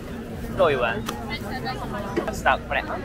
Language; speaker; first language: Chinese; non-native, learner; Japanese